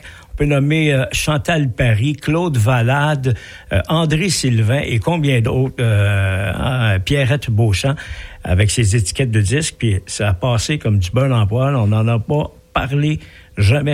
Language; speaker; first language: French; native; French